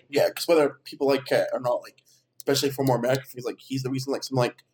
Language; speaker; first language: English; native; English